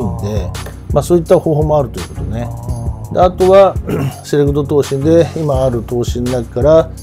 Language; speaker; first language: Japanese; native; Japanese